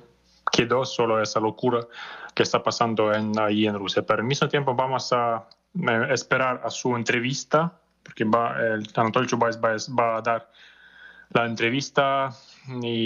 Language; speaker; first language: Spanish; non-native, fluent; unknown